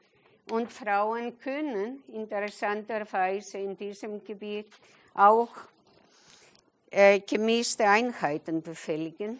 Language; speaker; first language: German; non-native, fluent; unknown